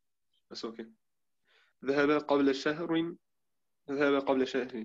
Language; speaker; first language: Arabic; non-native, learner; German